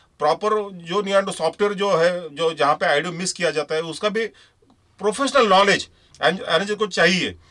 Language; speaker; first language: Hindi; non-native, local second language; Marathi